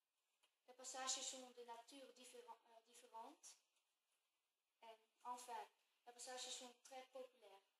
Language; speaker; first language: French; non-native, learner; Dutch